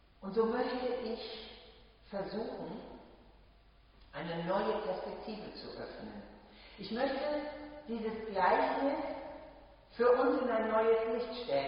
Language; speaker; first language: German; native; German